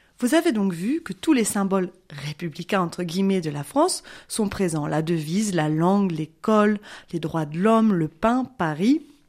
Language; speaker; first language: French; native; French